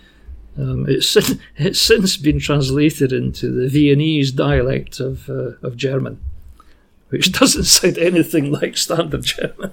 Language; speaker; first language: English; native; English